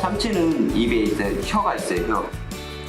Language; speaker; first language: Korean; native; Korean